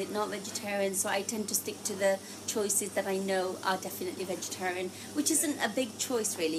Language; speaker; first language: English; non-native, local second language; Gujarati